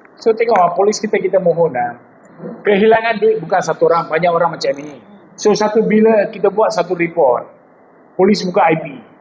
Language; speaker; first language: Malay; non-native, local second language; Tamil